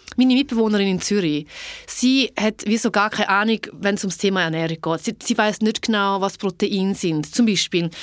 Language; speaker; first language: German; early bilingual, other home language; Albanian